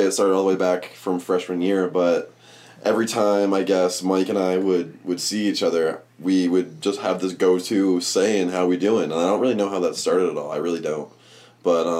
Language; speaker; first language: English; native; English